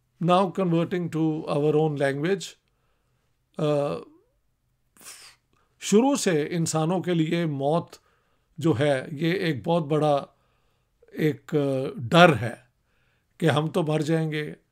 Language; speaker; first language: Urdu; non-native, local second language; Punjabi